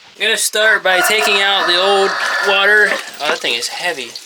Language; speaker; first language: English; native; English